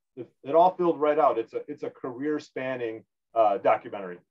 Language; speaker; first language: English; native; English